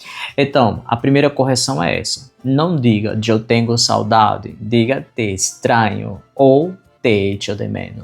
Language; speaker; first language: Portuguese; non-native, fluent; Spanish